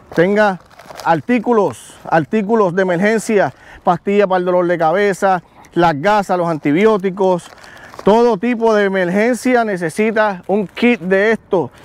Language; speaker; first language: Spanish; native; Spanish